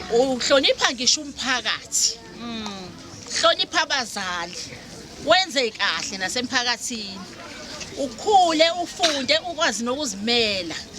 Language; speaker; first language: Zulu; native; Zulu